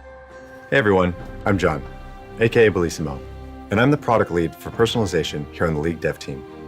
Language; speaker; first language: English; native; English